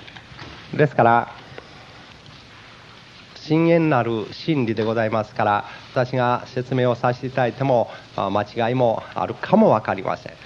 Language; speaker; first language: Japanese; native; Japanese